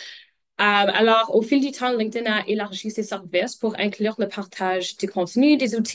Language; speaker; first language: French; non-native, local second language; English